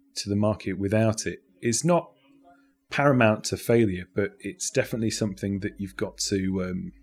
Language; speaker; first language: English; native; English